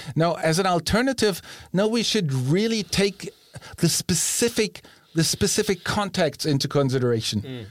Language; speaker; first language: English; non-native, fluent; German